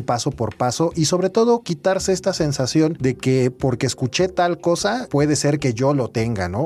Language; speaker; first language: Spanish; native; Spanish